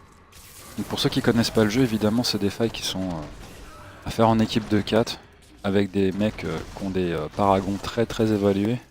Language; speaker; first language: French; native; French